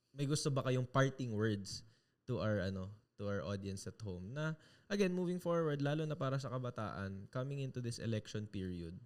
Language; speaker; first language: English; non-native, local second language; Filipino